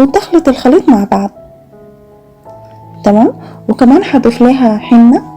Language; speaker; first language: Arabic; native; Arabic